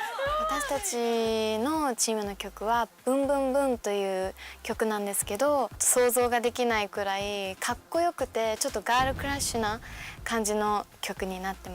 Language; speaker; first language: Japanese; native; Japanese